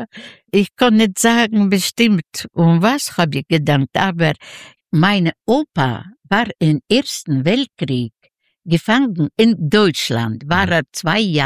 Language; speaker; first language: German; non-native, fluent; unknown